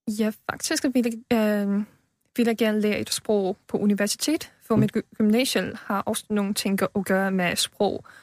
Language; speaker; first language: Danish; non-native, learner; Chinese